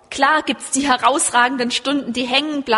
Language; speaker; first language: German; native; German